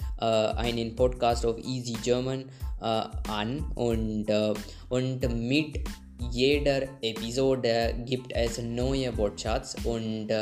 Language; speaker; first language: German; non-native, learner; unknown